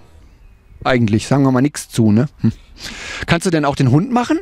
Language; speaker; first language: German; native; German